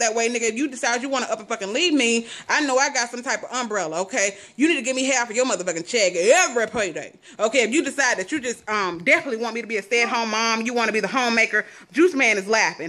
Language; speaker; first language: English; native; English